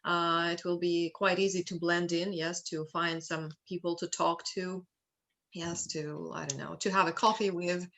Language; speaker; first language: English; non-native, fluent; Russian